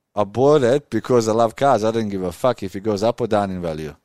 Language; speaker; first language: English; non-native, fluent; Croatian